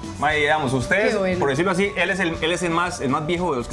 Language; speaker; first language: Spanish; native; Spanish